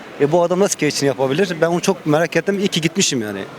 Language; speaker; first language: Turkish; early bilingual, heritage; Turkish